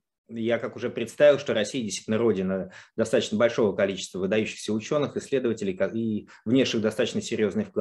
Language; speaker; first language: Russian; native; Russian